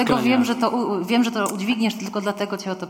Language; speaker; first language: Polish; native; Polish